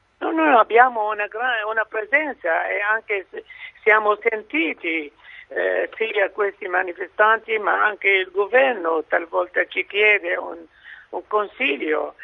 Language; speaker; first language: Italian; non-native, fluent; Arabic